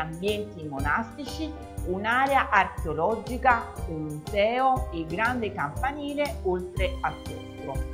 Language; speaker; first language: Italian; native; Italian